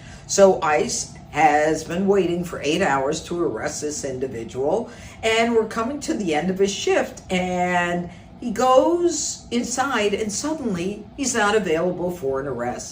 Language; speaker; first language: English; native; English